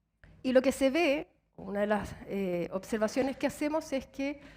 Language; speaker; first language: Spanish; native; Spanish